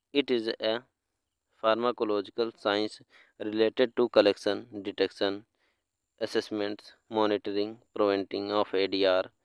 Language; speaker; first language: Hindi; native; Hindi